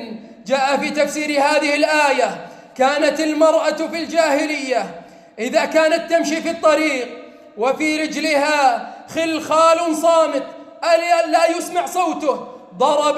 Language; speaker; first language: Arabic; native; Arabic